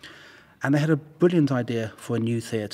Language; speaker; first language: English; native; English